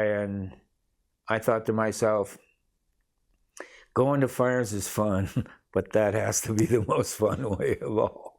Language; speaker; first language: English; native; English